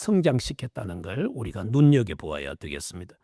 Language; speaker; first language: Korean; native; Korean